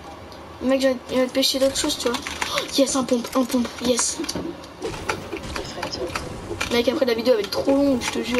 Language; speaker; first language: French; native; French